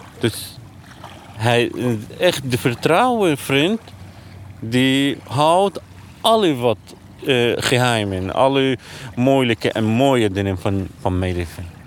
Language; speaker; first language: Dutch; non-native, learner; Arabic